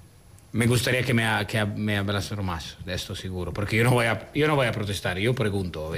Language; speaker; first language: Spanish; non-native, fluent; Italian